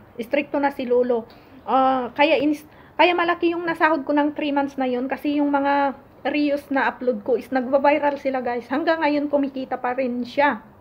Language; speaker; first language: Filipino; native; Filipino